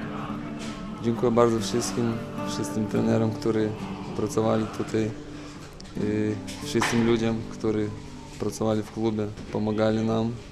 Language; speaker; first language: Polish; non-native, fluent; Lithuanian